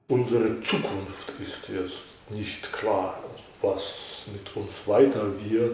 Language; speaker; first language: German; non-native, fluent; Belarusian